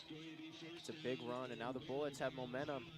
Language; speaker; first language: English; native; English